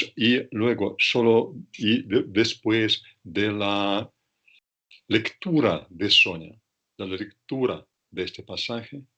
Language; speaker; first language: Spanish; non-native, fluent; Russian